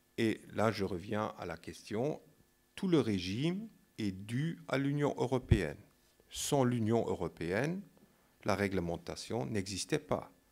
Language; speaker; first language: French; non-native, fluent; German